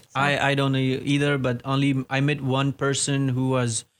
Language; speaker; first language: English; non-native, fluent; Persian